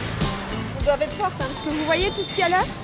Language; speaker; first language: French; native; French